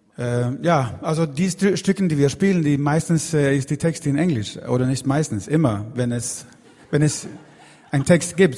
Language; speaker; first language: German; non-native, fluent; Swedish